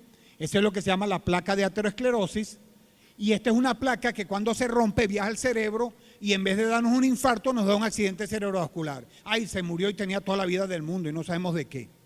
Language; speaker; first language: Spanish; native; Spanish